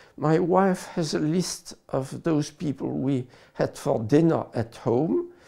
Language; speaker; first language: English; non-native, fluent; French